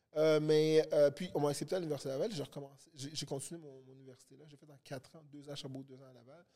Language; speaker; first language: French; early bilingual, other home language; Haitian Creole